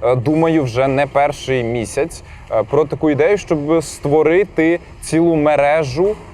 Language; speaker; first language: Ukrainian; native; Ukrainian